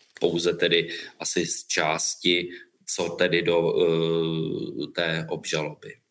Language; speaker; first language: Czech; native; Czech